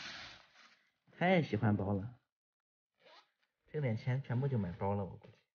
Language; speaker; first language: Chinese; native; Chinese